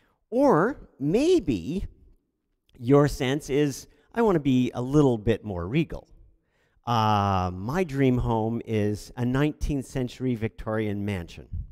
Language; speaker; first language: English; native; English